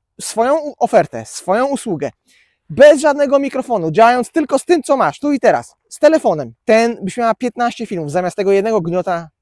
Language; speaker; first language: Polish; native; Polish